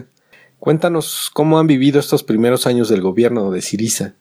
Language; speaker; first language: Spanish; native; Spanish